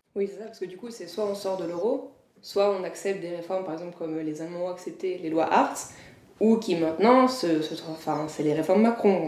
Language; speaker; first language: French; native; French